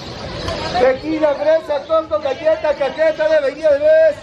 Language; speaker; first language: Spanish; native; Spanish